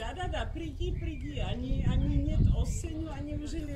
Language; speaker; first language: Russian; early bilingual, heritage; Czech